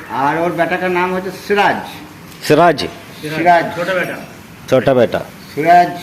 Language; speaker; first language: Hindi; non-native, local second language; Bangla